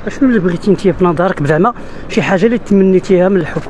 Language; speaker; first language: Arabic; native; Arabic